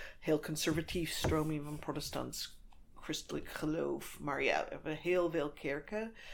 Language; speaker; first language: Dutch; non-native, fluent; English